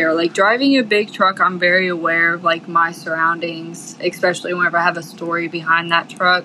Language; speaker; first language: English; native; English